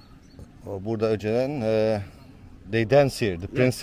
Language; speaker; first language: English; non-native, learner; Turkish